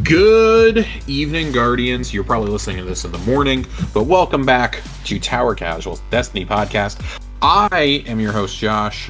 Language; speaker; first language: English; native; English